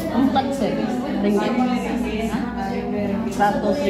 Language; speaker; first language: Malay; non-native, learner; Filipino